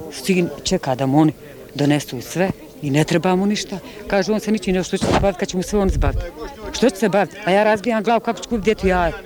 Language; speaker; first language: Serbian; native; Serbian